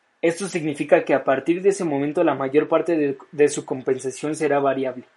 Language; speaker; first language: Spanish; native; Spanish